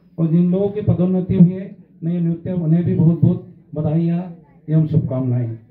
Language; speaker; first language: Hindi; non-native, local second language; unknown